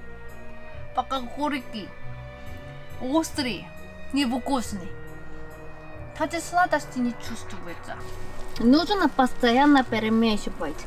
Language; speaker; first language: Russian; non-native, learner; Korean